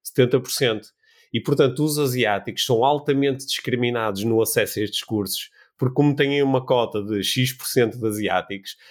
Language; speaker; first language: Portuguese; native; Portuguese